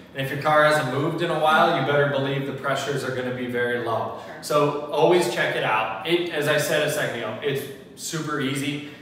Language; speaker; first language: English; native; English